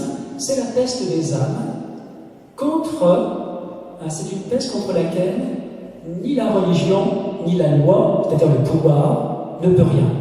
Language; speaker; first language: French; native; French